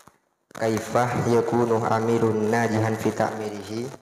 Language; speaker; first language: Arabic; non-native, learner; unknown